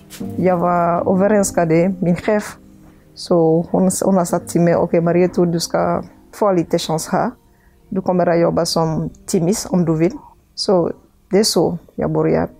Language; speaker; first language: Swedish; non-native, learner; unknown